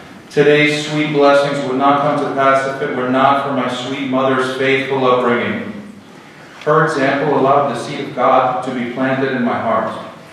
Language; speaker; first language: English; early bilingual, other home language; Greek